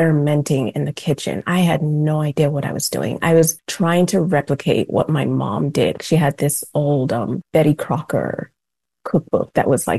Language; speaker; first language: English; non-native, local second language; Yoruba